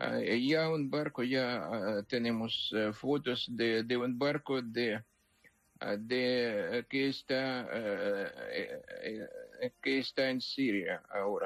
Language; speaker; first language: Spanish; non-native, fluent; Ukrainian